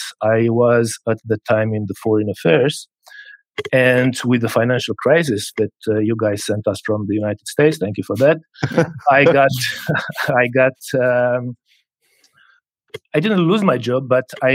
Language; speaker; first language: English; non-native, fluent; Romanian